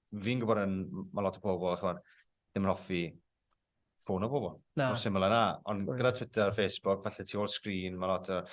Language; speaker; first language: Welsh; native; Welsh